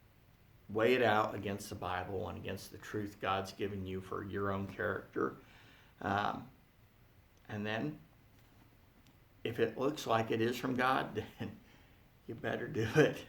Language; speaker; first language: English; native; English